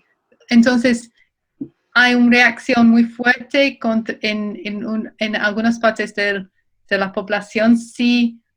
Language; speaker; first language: Spanish; non-native, fluent; English